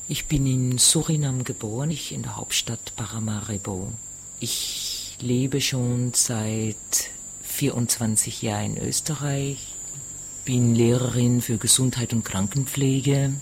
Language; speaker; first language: German; non-native, fluent; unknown